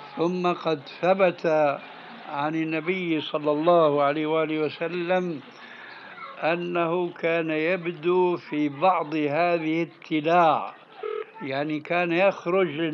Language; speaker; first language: Arabic; native; Arabic